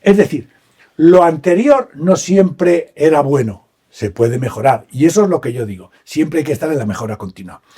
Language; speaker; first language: Spanish; native; Spanish